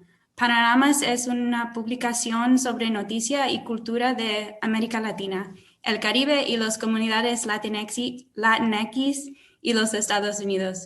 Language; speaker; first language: Spanish; non-native, learner; English